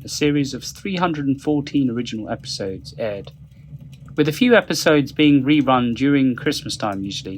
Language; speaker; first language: English; native; English